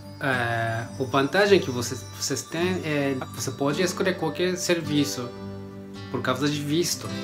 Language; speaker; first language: Portuguese; non-native, learner; Japanese